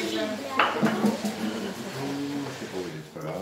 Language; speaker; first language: French; native; French